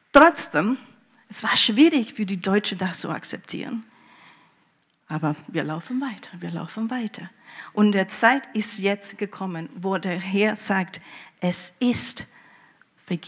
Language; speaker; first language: German; early bilingual, heritage; German